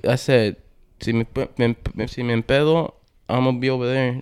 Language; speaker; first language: English; early bilingual, other home language; Spanish